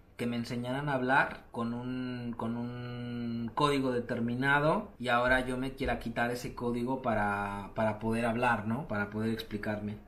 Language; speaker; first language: Spanish; native; Spanish